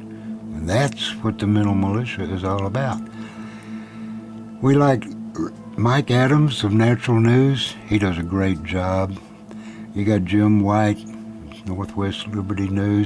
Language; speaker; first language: English; native; English